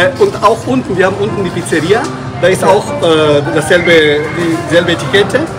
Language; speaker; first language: German; non-native, fluent; Italian